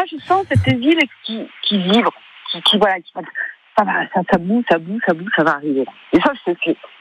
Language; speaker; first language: French; native; French